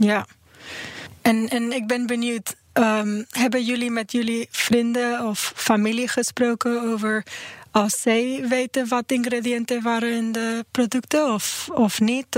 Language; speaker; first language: Dutch; non-native, learner; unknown